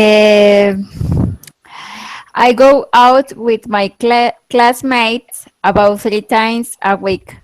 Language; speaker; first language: English; non-native, learner; Spanish